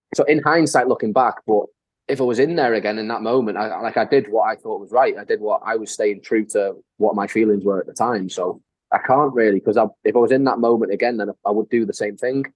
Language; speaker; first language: English; native; English